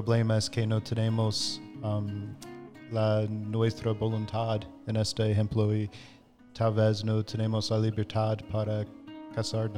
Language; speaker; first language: Spanish; non-native, fluent; English